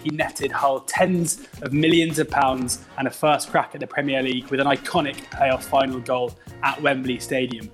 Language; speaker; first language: English; native; English